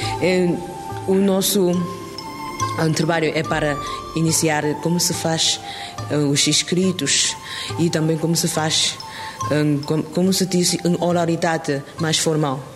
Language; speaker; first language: Portuguese; non-native, learner; Chinese